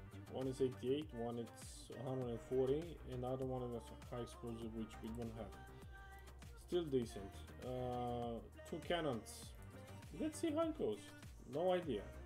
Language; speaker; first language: English; non-native, fluent; Romanian